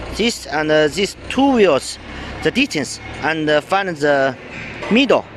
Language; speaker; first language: English; non-native, learner; Chinese